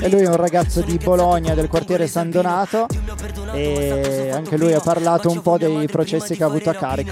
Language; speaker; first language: Italian; native; Italian